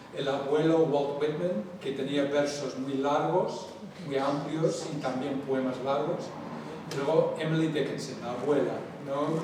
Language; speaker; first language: Spanish; non-native, fluent; English